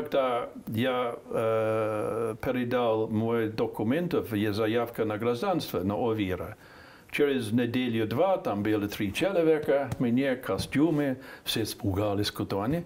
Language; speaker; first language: Russian; non-native, fluent; English